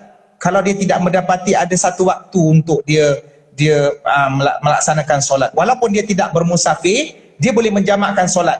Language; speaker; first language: Malay; native; Malay